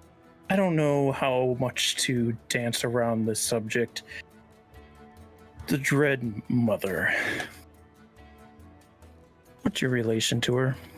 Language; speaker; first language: English; native; English